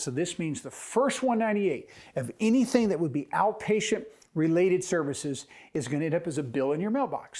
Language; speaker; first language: English; native; English